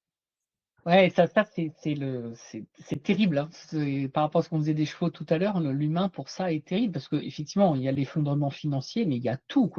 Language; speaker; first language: French; native; French